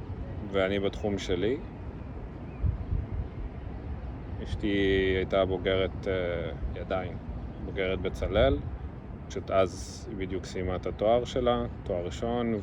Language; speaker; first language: Hebrew; early bilingual, other home language; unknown